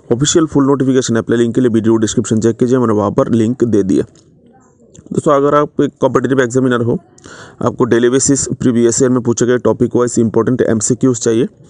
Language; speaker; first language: Hindi; native; Hindi